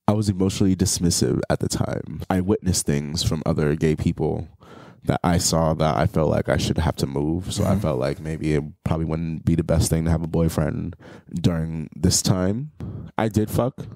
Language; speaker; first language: English; native; English